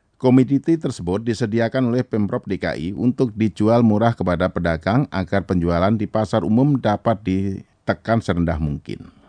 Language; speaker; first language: Indonesian; native; Indonesian